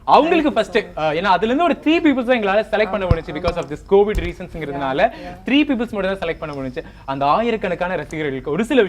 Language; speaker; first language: Tamil; native; Tamil